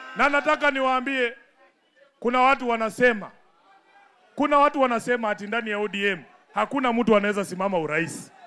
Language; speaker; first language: Swahili; non-native, local second language; Luyia